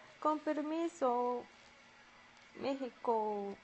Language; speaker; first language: Spanish; non-native, learner; Japanese